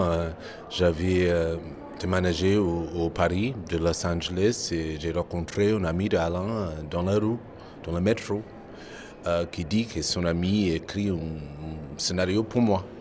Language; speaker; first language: French; non-native, fluent; English